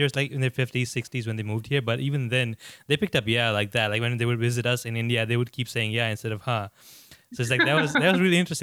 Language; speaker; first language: English; non-native, local second language; Gujarati